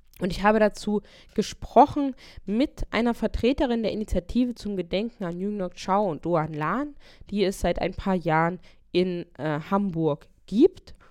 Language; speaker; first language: German; native; German